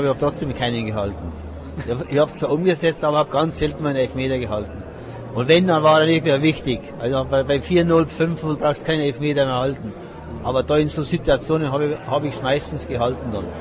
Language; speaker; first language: German; native; German